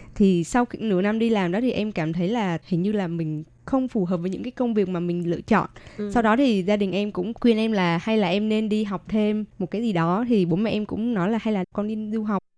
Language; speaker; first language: Vietnamese; native; Vietnamese